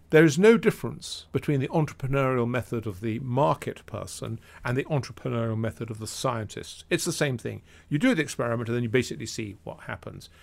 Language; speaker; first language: English; native; English